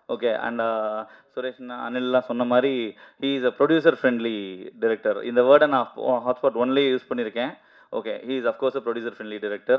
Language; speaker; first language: Tamil; native; Tamil